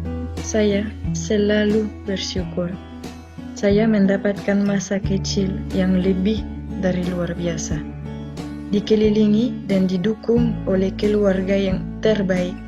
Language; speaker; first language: Indonesian; non-native, fluent; French